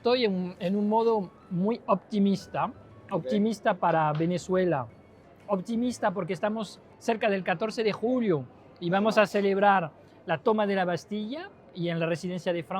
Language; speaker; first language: Spanish; non-native, fluent; French